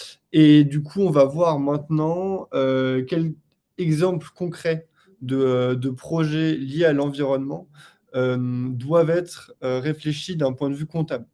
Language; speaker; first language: French; native; French